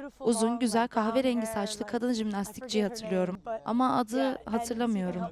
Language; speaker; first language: Turkish; non-native, learner; English